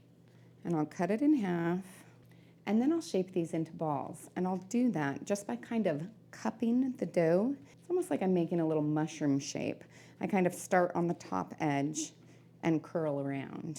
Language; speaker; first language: English; native; English